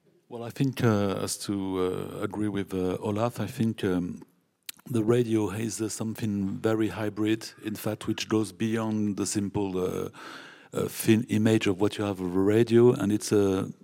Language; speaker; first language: English; non-native, fluent; French